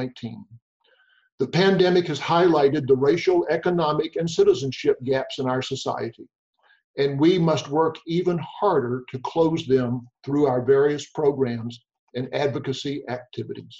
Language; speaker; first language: English; native; English